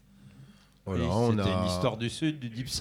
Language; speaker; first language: French; native; French